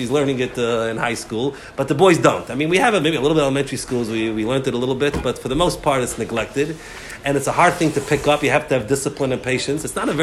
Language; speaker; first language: English; native; English